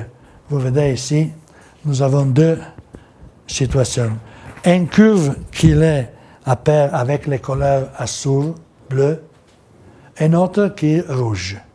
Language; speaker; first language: French; non-native, learner; Italian